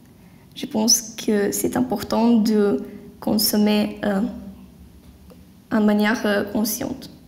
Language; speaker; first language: French; non-native, learner; Lithuanian